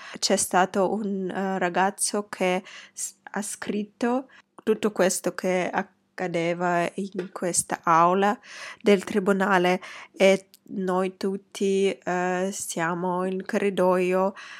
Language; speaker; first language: Italian; non-native, fluent; Russian